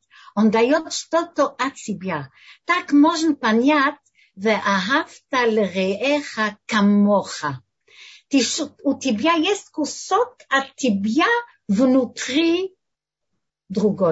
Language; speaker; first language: Russian; non-native, learner; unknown